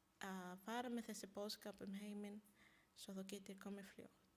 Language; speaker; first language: Icelandic; non-native, learner; Spanish